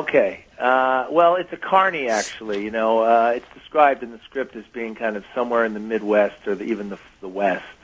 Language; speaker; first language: English; native; English